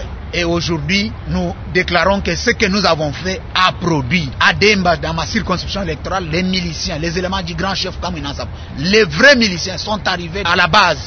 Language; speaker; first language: French; non-native, local second language; Luba-Lulua